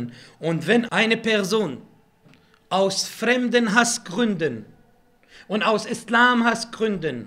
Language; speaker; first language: German; non-native, fluent; Arabic